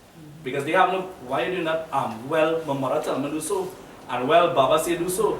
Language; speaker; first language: English; native; English